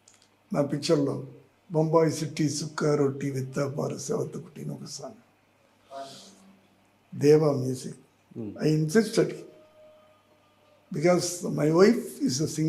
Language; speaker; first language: Telugu; non-native, learner; Tamil